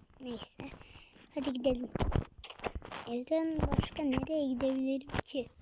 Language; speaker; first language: Turkish; native; Turkish